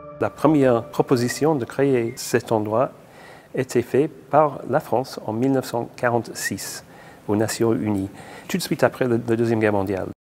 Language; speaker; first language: French; non-native, fluent; English